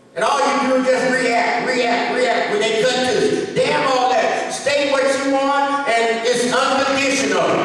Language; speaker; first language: English; native; English